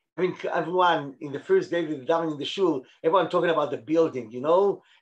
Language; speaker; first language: English; non-native, fluent; Hebrew